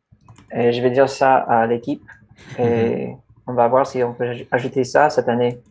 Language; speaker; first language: French; non-native, fluent; English